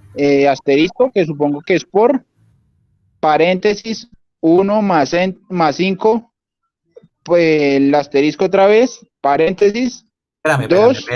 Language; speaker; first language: Spanish; native; Spanish